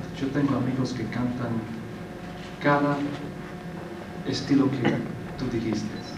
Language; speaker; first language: Spanish; non-native, fluent; English